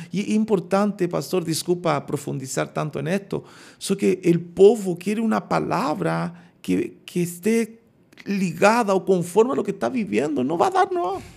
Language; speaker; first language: Portuguese; non-native, fluent; Spanish